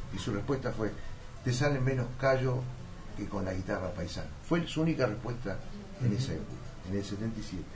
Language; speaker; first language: Spanish; native; Spanish